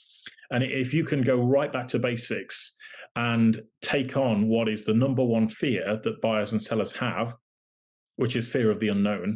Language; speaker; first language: English; native; English